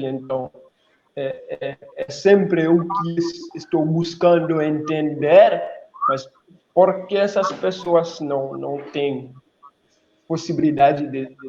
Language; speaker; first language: Portuguese; non-native, local second language; Haitian Creole